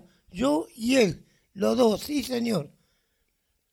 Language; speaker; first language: Spanish; native; Spanish